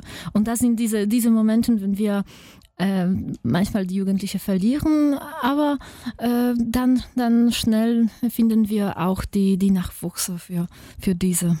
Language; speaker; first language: German; non-native, fluent; Polish